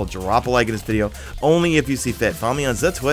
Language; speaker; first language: English; native; English